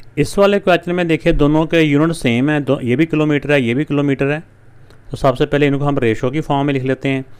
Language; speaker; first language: Urdu; non-native, local second language; Punjabi